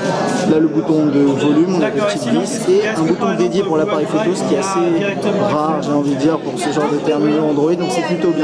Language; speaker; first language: French; native; French